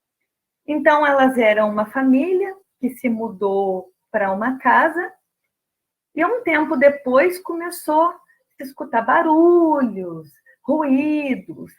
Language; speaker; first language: Portuguese; native; Portuguese